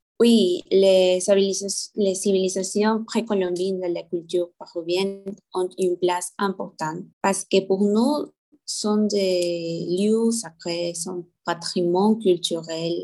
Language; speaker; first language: French; non-native, learner; Spanish